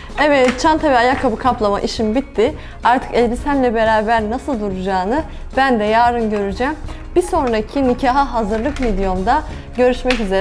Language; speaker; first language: Turkish; native; Turkish